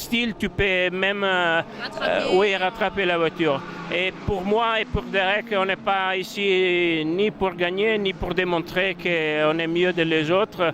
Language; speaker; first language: French; non-native, fluent; Italian